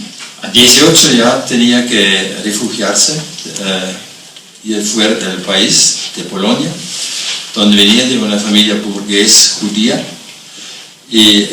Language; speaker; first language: Spanish; non-native, fluent; German